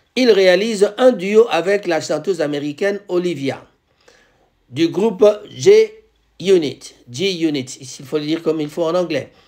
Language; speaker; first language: French; non-native, local second language; Lingala